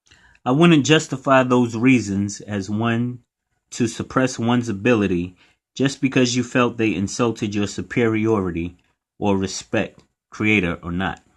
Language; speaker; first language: English; native; English